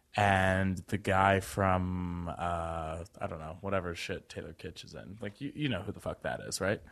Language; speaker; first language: English; native; English